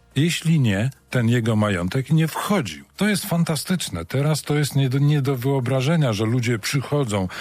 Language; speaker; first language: Polish; native; Polish